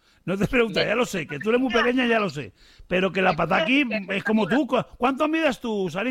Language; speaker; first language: Spanish; native; Spanish